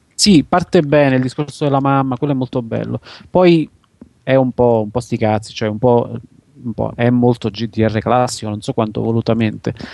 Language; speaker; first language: Italian; native; Italian